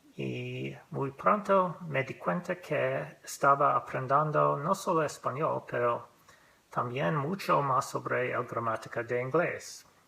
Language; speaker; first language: Spanish; non-native, learner; English